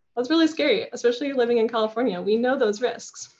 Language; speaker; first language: English; native; English